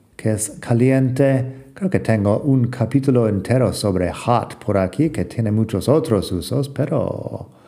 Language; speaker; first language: Spanish; non-native, fluent; English